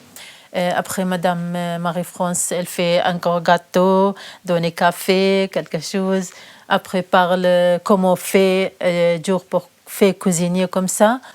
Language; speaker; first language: French; non-native, learner; Kurdish